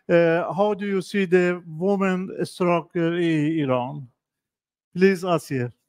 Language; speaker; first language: English; non-native, learner; Persian